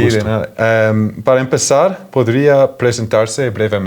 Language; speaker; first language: Spanish; non-native, fluent; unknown